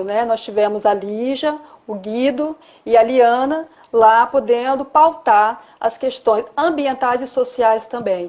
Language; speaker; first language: Portuguese; native; Portuguese